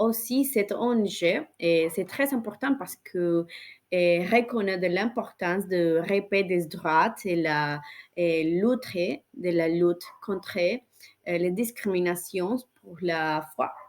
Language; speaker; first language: French; non-native, learner; Spanish